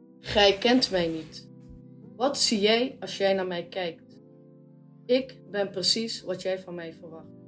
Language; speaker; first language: Dutch; early bilingual, other home language; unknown